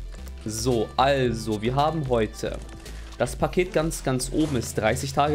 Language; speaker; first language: German; native; German